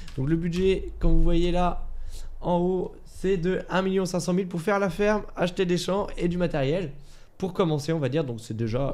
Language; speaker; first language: French; native; French